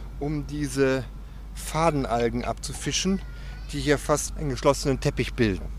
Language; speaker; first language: German; native; German